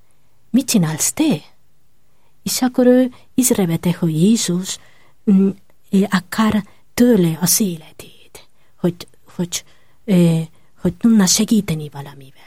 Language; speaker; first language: Hungarian; non-native, learner; Spanish